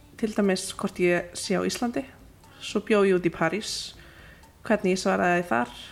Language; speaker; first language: Icelandic; native; Icelandic